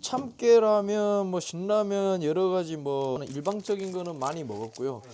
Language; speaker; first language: Korean; native; Korean